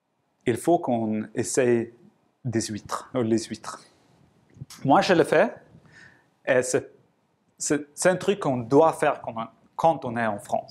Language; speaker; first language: French; non-native, learner; Swedish